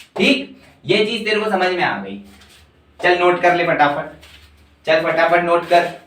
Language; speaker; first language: Hindi; native; Hindi